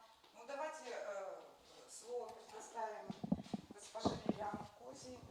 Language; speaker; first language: Russian; native; Russian